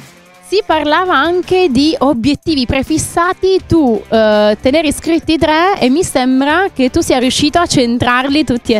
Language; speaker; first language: Italian; native; Italian